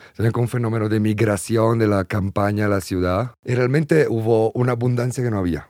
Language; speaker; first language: Spanish; non-native, fluent; Italian